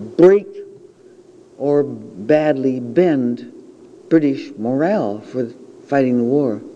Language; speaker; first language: English; native; English